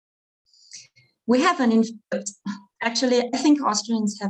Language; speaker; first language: English; non-native, fluent; German